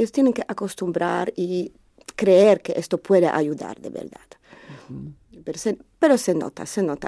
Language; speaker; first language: Spanish; non-native, learner; Polish